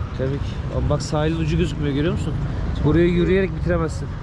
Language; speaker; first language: Turkish; native; Turkish